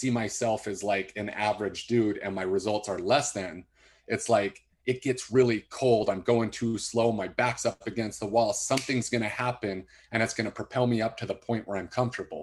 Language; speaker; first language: English; native; English